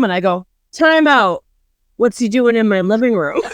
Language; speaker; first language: English; native; English